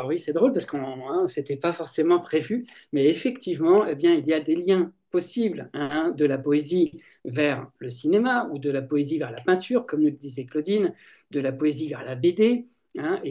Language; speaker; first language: French; native; French